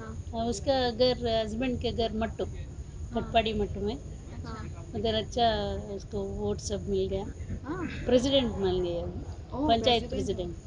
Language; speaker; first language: Hindi; non-native, local second language; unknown